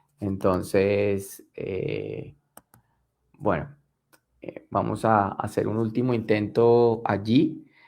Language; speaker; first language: Spanish; native; Spanish